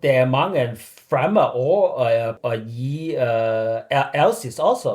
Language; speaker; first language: Danish; non-native, learner; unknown